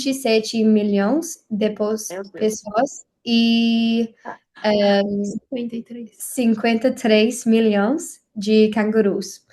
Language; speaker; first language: Portuguese; non-native, learner; English